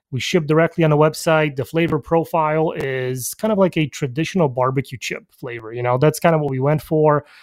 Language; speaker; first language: English; early bilingual, other home language; Polish